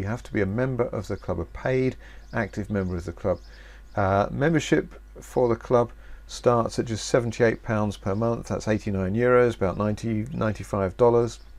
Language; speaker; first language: English; native; English